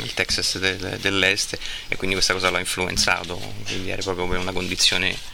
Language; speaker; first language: Italian; native; Italian